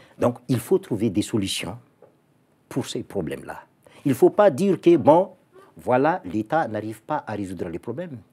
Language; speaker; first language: French; non-native, local second language; Malagasy